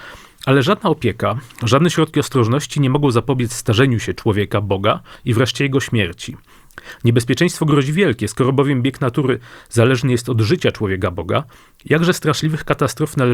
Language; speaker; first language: Polish; native; Polish